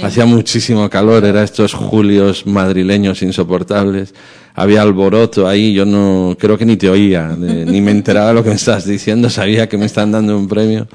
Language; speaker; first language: Spanish; native; Spanish